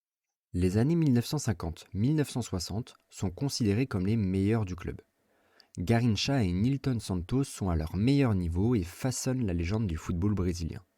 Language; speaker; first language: French; native; French